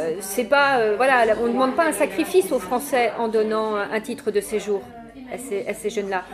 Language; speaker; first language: French; native; French